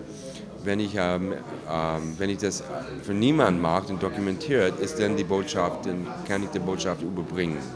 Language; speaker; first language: German; non-native, fluent; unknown